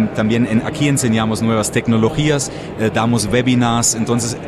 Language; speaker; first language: Spanish; non-native, fluent; German